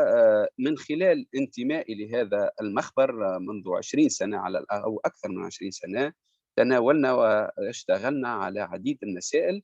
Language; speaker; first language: Arabic; native; Arabic